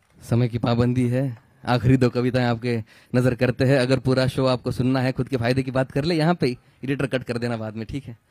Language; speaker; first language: Hindi; non-native, local second language; Marathi